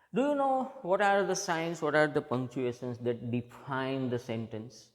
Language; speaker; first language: English; non-native, local second language; Gujarati